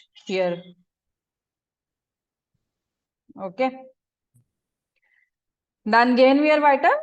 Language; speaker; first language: German; non-native, fluent; Marathi